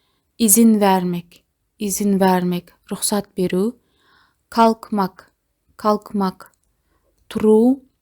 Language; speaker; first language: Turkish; non-native, fluent; Kazakh